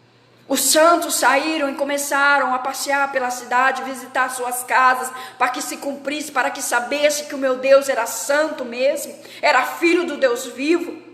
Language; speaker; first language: Portuguese; native; Portuguese